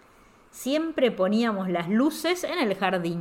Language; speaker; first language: Spanish; native; Spanish